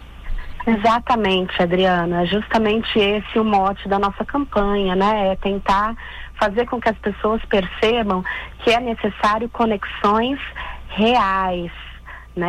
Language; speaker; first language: Portuguese; native; Portuguese